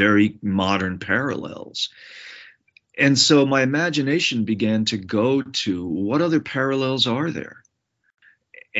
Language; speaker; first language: English; native; English